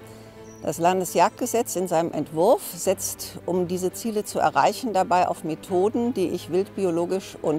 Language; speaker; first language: German; native; German